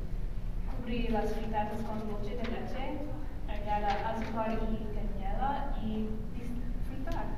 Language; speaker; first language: Spanish; non-native, learner; English